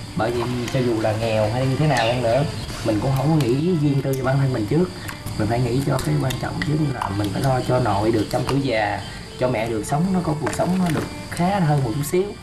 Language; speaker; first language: Vietnamese; native; Vietnamese